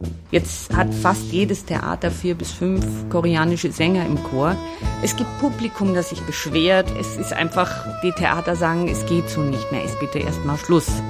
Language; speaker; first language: German; native; German